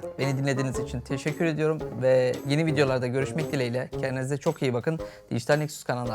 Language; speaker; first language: Turkish; native; Turkish